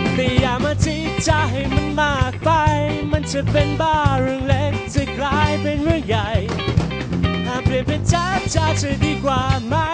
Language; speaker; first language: Thai; early bilingual, other home language; English